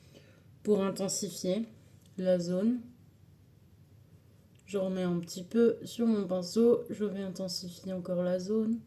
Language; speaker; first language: French; native; French